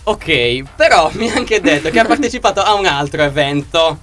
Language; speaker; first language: Italian; native; Italian